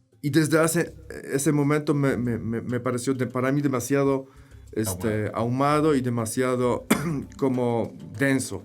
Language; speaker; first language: Spanish; non-native, fluent; Polish